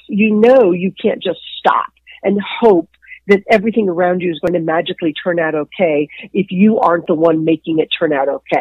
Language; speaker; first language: English; native; English